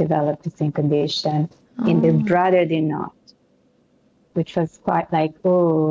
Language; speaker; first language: English; non-native, fluent; Italian